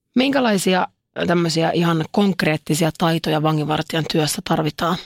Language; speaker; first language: Finnish; native; Finnish